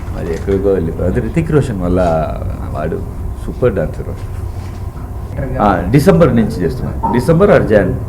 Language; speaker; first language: Telugu; non-native, learner; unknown